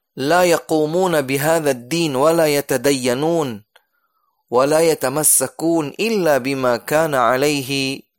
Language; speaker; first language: Arabic; non-native, fluent; Indonesian